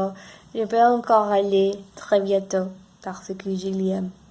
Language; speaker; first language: French; non-native, learner; Spanish